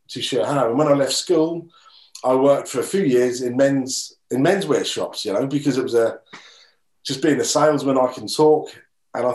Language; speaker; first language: English; native; English